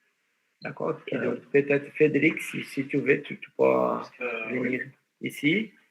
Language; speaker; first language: French; non-native, fluent; Portuguese